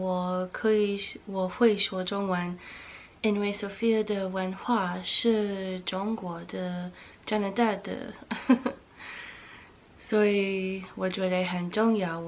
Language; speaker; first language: Chinese; non-native, learner; English